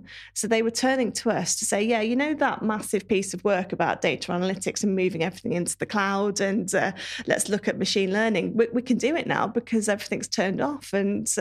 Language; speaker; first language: English; native; English